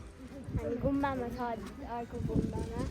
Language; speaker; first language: Nepali; non-native, local second language; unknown